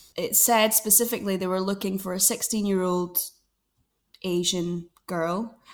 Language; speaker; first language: English; native; English